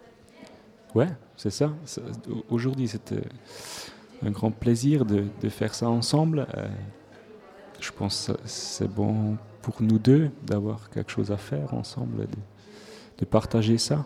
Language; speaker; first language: French; non-native, local second language; Swiss German